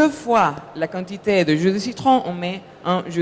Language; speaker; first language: French; non-native, fluent; Spanish